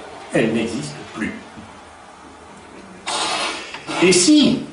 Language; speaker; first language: French; native; French